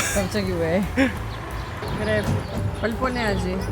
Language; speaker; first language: Korean; non-native, fluent; Greek